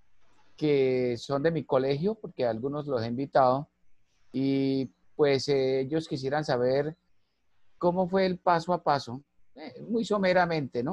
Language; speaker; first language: Spanish; native; Spanish